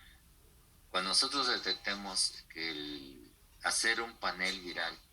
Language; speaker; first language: Spanish; native; Spanish